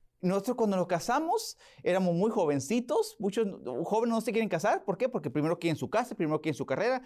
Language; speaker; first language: Spanish; early bilingual, heritage; Spanish